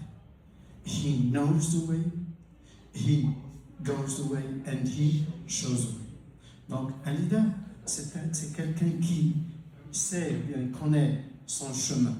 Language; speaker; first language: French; non-native, local second language; Arabic